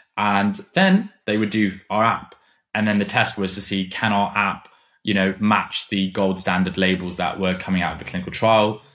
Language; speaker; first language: English; non-native, fluent; German